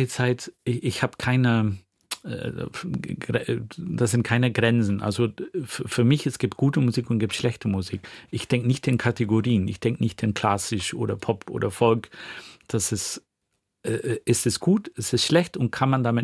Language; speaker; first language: German; non-native, fluent; Dutch